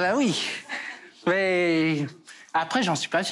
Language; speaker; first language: French; early bilingual, other home language; Portuguese